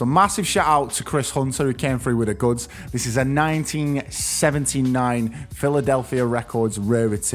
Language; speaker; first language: English; native; English